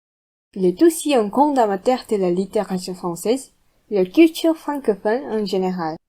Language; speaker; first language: French; non-native, fluent; Korean